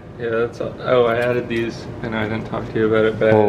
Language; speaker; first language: English; native; English